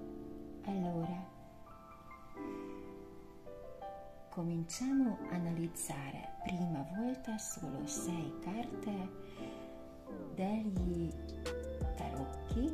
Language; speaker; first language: Italian; non-native, learner; Hungarian